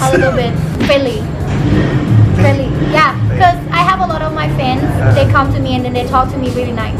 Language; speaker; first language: English; non-native, learner; Thai